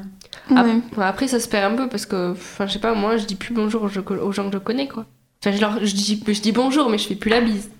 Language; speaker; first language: French; native; French